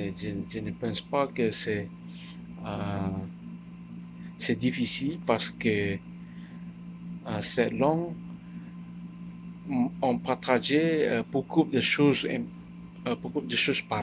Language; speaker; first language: French; non-native, learner; Chinese